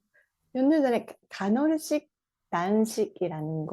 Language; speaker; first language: Korean; non-native, fluent; Japanese